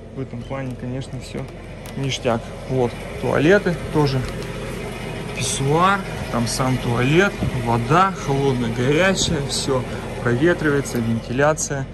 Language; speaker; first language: Russian; native; Russian